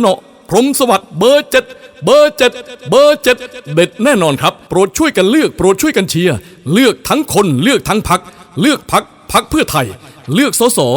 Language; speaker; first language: Thai; native; Thai